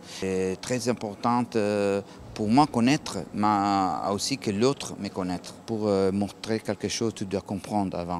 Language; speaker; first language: French; non-native, learner; Italian